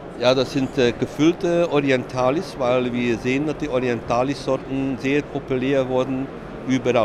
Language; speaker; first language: German; non-native, fluent; Dutch